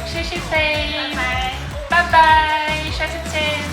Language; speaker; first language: Chinese; non-native, fluent; French